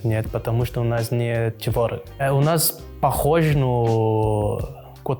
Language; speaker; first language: Russian; non-native, learner; Portuguese